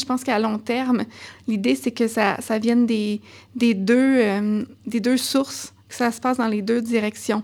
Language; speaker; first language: French; native; French